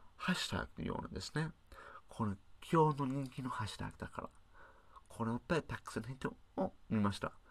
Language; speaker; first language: Japanese; non-native, learner; English